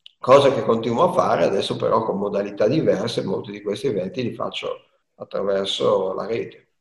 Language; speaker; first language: Italian; native; Italian